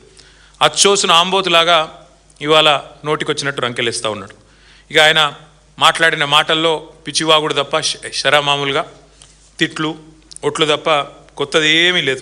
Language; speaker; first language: Telugu; native; Telugu